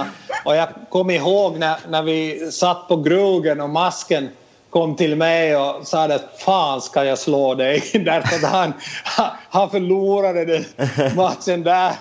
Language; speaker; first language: Swedish; non-native, fluent; Finnish